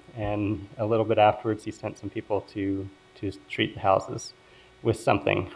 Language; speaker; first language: English; native; English